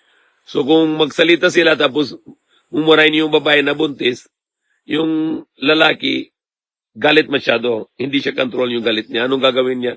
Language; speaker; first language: Filipino; non-native, learner; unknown